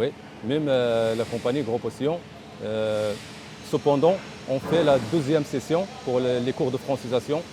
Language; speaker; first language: French; non-native, local second language; Arabic